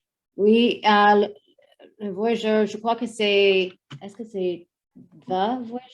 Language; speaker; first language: French; non-native, learner; English